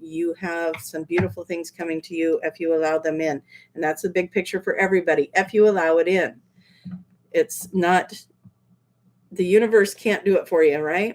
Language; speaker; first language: English; native; English